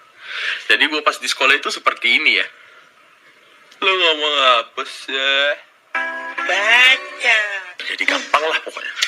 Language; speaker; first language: Indonesian; early bilingual, other home language; Russian